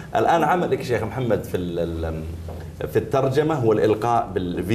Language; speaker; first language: Arabic; native; Arabic